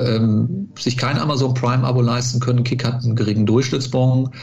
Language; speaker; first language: German; native; German